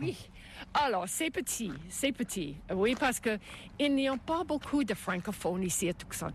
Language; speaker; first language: French; non-native, fluent; English